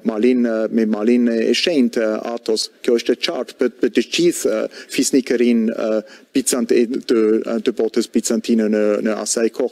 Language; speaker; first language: Albanian; non-native, fluent; German